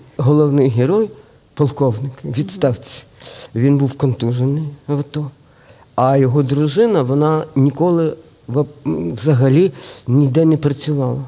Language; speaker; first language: Ukrainian; non-native, local second language; Russian